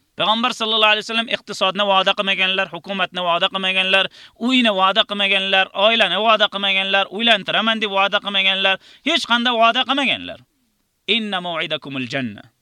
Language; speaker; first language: Uzbek; native; Uzbek